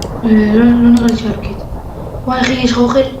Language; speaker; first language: Hebrew; native; Hebrew